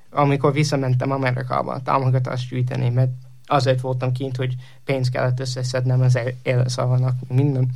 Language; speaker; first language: Hungarian; non-native, learner; English